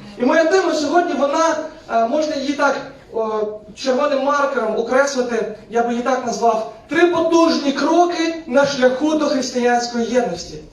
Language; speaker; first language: Ukrainian; non-native, local second language; Russian